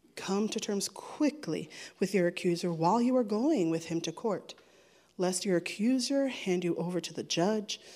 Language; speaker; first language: English; early bilingual, other home language; Spanish